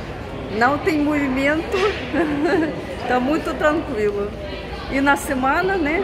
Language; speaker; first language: Portuguese; non-native, fluent; Russian